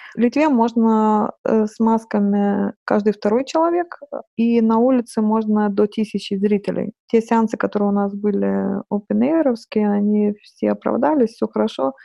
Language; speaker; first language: Russian; non-native, fluent; Lithuanian